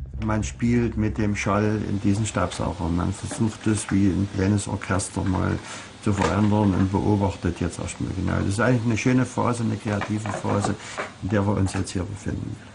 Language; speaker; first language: German; native; German